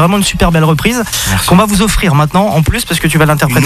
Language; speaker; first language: French; native; French